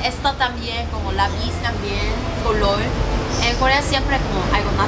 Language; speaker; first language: Spanish; non-native, learner; Korean